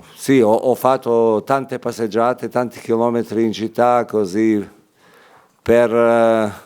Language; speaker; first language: Italian; non-native, fluent; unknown